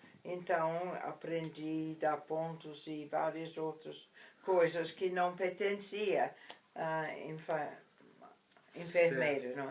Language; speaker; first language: Portuguese; non-native, fluent; English